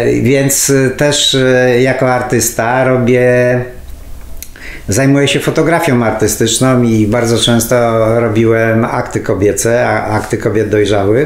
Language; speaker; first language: Polish; native; Polish